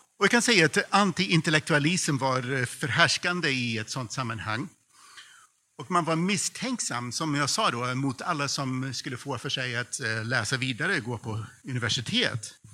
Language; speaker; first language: Swedish; non-native, fluent; English